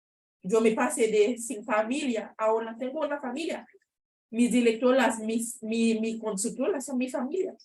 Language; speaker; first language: Spanish; non-native, learner; Haitian Creole